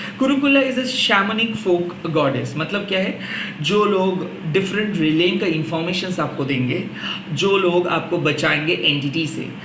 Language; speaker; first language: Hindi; non-native, local second language; Bangla